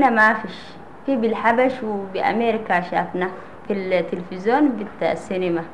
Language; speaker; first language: Arabic; non-native, learner; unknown